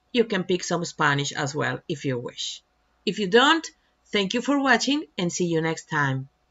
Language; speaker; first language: English; non-native, fluent; Spanish